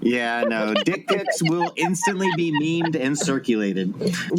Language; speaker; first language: English; native; English